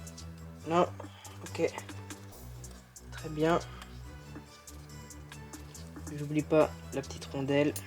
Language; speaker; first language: French; native; French